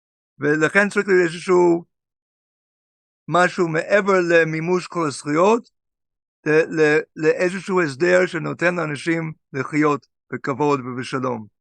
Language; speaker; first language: Hebrew; non-native, fluent; English